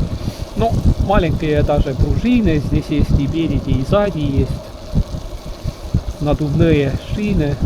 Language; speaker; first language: Russian; non-native, local second language; Estonian